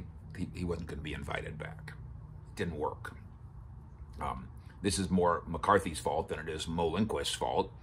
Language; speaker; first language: English; native; English